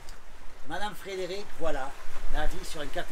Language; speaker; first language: French; native; French